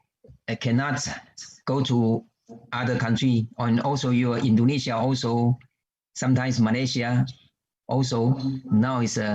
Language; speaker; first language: English; non-native, learner; Chinese